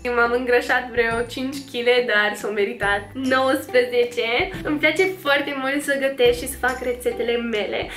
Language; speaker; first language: Romanian; non-native, fluent; English